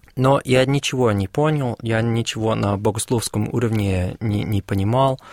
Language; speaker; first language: Russian; non-native, fluent; English